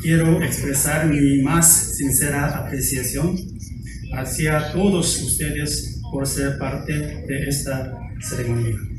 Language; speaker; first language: Spanish; non-native, fluent; Korean